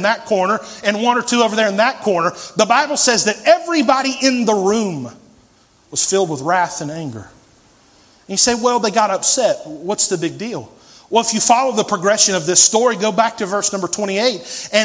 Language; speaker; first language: English; native; English